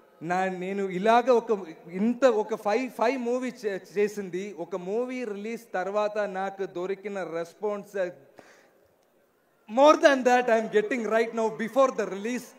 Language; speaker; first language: Telugu; non-native, learner; Malayalam